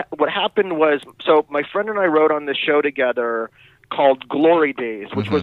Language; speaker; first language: English; native; English